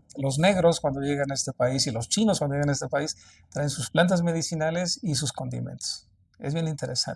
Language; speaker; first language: Spanish; native; Spanish